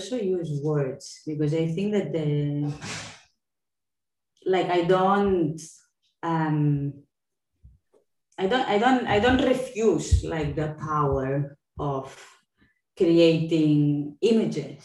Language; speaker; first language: English; non-native, fluent; Spanish